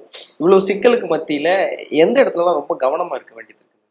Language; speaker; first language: Tamil; native; Tamil